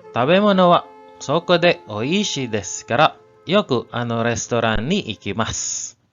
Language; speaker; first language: Japanese; non-native, learner; English